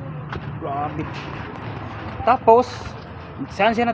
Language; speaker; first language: Filipino; non-native, local second language; Cebuano